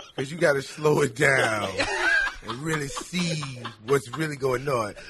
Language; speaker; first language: English; native; English